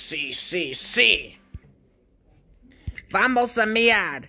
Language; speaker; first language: Spanish; non-native, learner; English